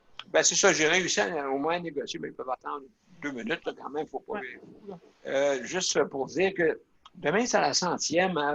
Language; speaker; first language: French; native; French